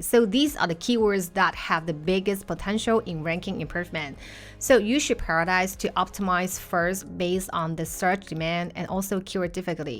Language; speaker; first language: English; non-native, fluent; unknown